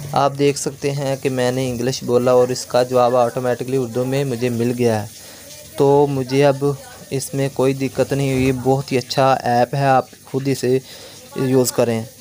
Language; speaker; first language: Urdu; native; Urdu